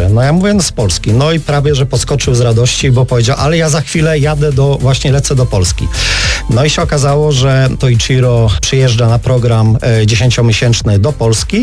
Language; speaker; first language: Polish; native; Polish